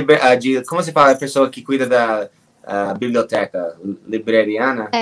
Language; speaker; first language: Portuguese; non-native, fluent; English